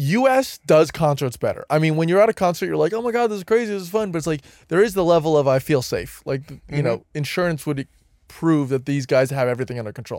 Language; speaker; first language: English; native; English